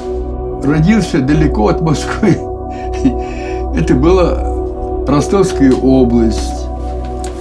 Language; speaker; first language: Russian; native; Russian